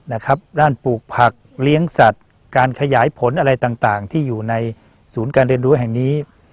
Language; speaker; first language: Thai; native; Thai